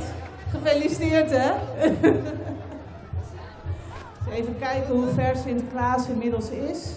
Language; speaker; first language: Dutch; native; Dutch